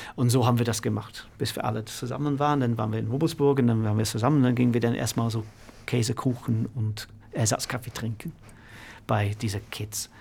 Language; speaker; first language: German; non-native, fluent; English